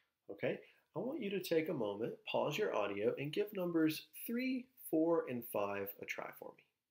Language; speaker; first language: English; native; English